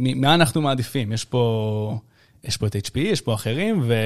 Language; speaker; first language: Hebrew; native; Hebrew